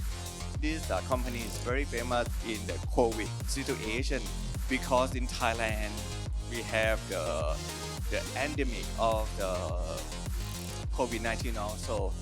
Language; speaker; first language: English; non-native, learner; Thai